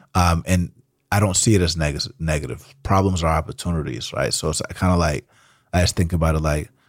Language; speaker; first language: English; early bilingual, other home language; Spanish